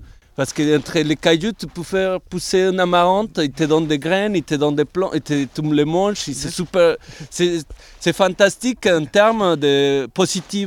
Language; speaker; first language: French; non-native, fluent; Spanish